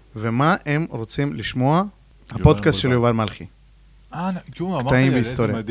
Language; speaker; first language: Hebrew; non-native, fluent; Russian